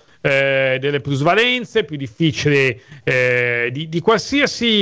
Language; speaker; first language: Italian; native; Italian